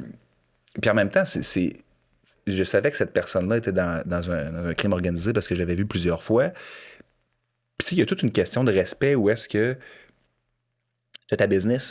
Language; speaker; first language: French; native; French